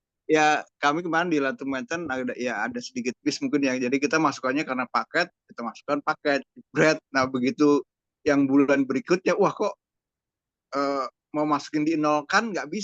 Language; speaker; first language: Indonesian; native; Indonesian